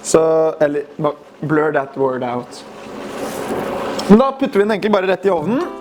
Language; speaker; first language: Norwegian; native; Norwegian